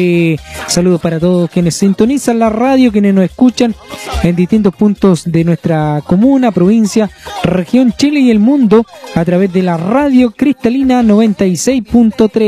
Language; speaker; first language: Spanish; native; Spanish